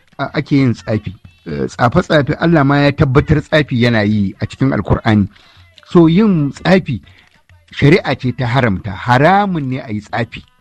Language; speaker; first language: Hausa; native; Hausa